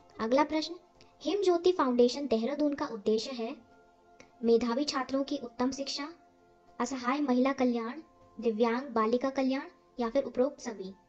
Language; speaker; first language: Hindi; native; Hindi